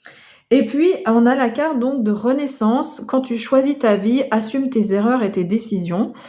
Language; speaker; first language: French; native; French